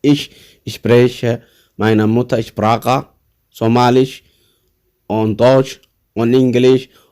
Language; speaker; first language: German; non-native, learner; Somali